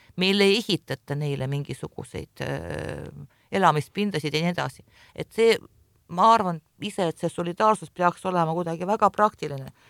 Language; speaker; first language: Estonian; non-native, local second language; Russian